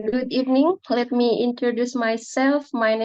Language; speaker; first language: English; non-native, learner; Indonesian